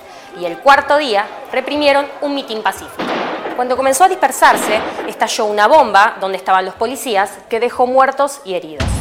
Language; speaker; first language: Spanish; native; Spanish